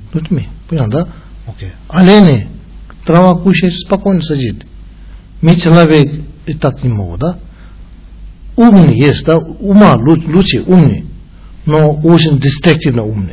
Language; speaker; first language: Russian; non-native, learner; Tibetan